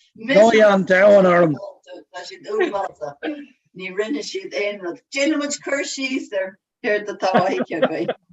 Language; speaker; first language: Irish; non-native, local second language; English